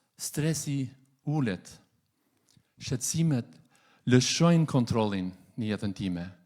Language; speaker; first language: Albanian; non-native, fluent; English